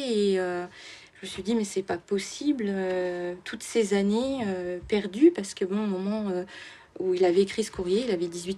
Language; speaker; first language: French; native; French